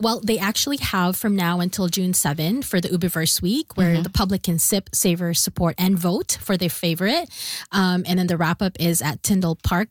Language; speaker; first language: English; non-native, local second language; Bikol